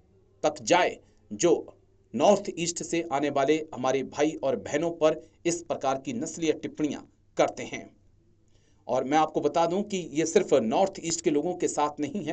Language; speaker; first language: Hindi; native; Hindi